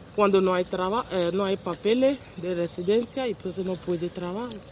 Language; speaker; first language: Spanish; non-native, learner; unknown